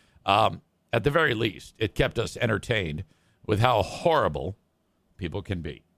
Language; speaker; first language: English; native; English